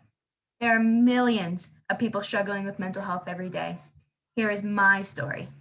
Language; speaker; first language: English; native; English